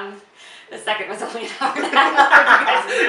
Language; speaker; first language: English; native; English